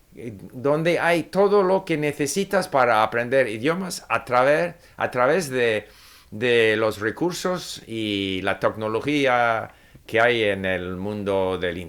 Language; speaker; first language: Spanish; non-native, fluent; English